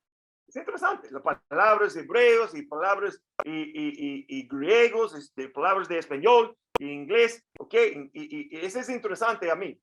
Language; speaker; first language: Spanish; non-native, fluent; English